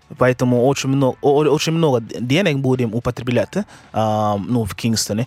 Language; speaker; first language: Russian; non-native, fluent; English